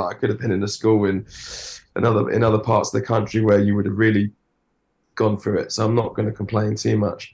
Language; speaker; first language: English; native; English